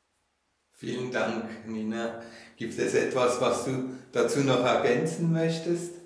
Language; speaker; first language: German; native; German